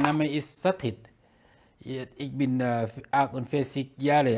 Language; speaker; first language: German; non-native, learner; Thai